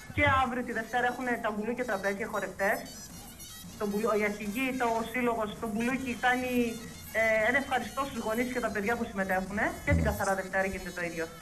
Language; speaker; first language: Greek; native; Greek